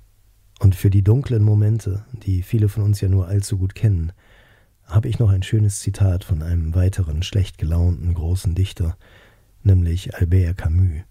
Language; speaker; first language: German; native; German